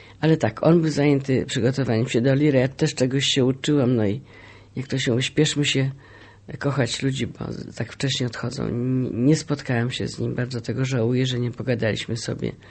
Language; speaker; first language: Polish; native; Polish